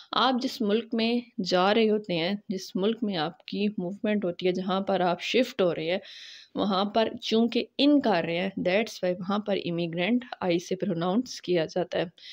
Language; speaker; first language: Urdu; native; Urdu